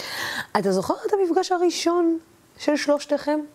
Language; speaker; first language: Hebrew; non-native, local second language; Arabic